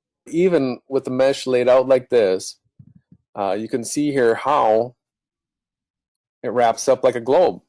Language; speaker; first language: English; native; English